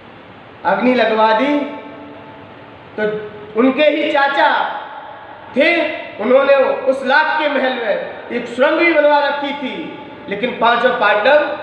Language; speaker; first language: Hindi; native; Hindi